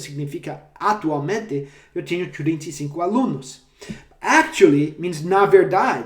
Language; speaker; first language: Portuguese; non-native, fluent; English